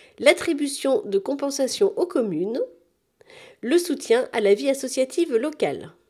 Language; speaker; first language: French; native; French